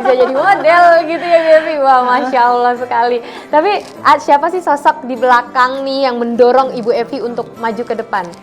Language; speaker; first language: Indonesian; native; Indonesian